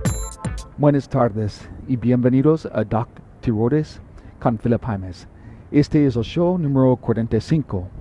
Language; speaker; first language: Spanish; non-native, learner; English